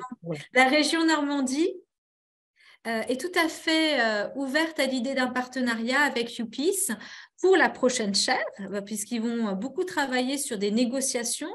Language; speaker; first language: French; native; French